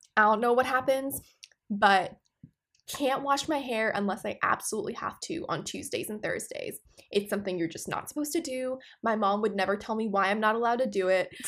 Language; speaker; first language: English; non-native, local second language; Punjabi